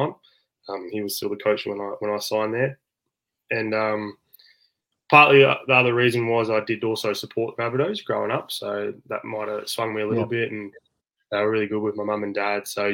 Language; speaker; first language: English; native; English